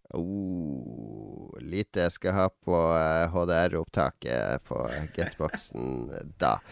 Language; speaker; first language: Norwegian; native; Norwegian